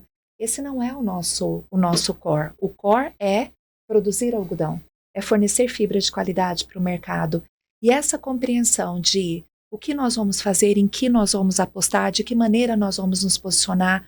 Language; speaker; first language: Portuguese; native; Portuguese